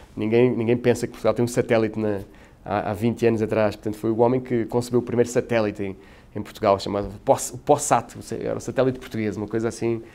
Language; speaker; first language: Portuguese; native; Portuguese